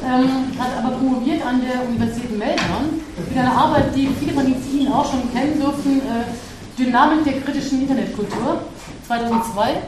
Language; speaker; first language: German; native; German